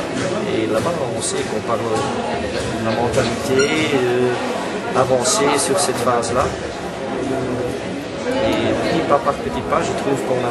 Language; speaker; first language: French; non-native, local second language; Dutch